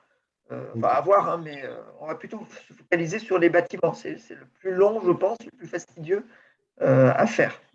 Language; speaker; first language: French; native; French